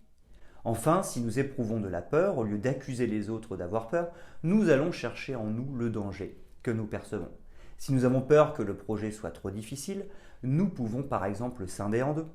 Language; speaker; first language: French; native; French